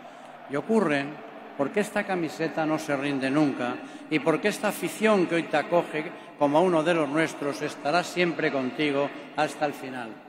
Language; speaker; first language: Spanish; native; Spanish